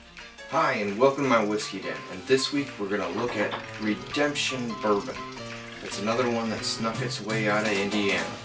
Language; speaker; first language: English; native; English